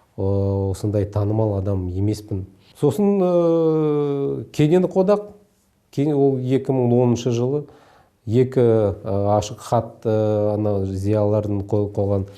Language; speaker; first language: Kazakh; non-native, local second language; Russian